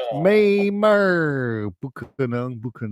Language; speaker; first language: Chinese; non-native, fluent; English